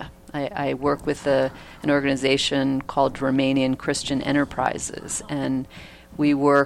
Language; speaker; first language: English; native; English